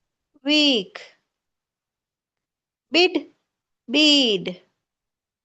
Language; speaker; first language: English; non-native, local second language; Tamil